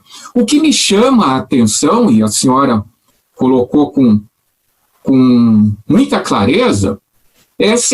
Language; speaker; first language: Portuguese; native; Portuguese